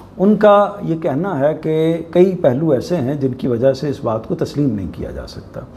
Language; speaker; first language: Urdu; non-native, local second language; Punjabi